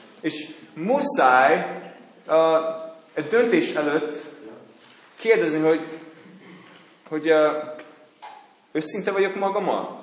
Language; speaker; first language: Hungarian; non-native, fluent; English